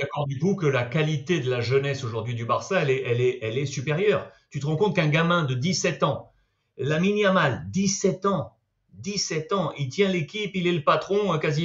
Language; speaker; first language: French; native; French